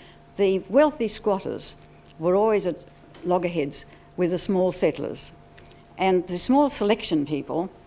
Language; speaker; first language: English; native; English